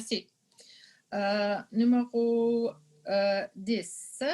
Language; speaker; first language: French; non-native, local second language; English